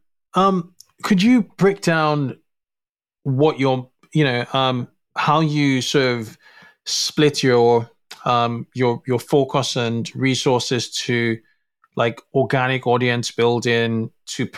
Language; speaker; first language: English; non-native, local second language; Yoruba